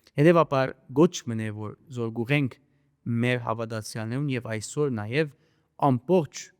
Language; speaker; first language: Armenian; early bilingual, heritage; Armenian